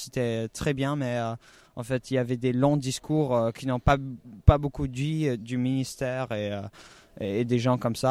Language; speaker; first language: French; non-native, fluent; German